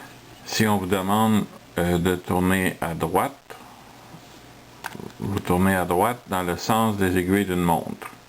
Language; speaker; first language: French; native; French